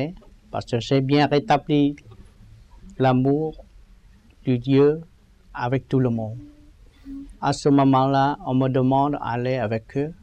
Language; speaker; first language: French; non-native, learner; Vietnamese